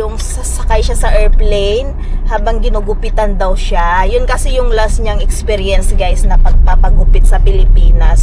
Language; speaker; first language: Filipino; native; Filipino